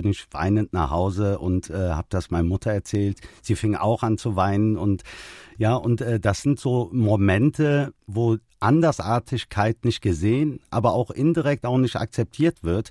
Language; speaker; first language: German; early bilingual, other home language; Turkish